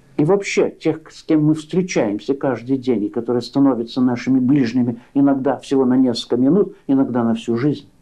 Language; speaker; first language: Russian; early bilingual, heritage; Russian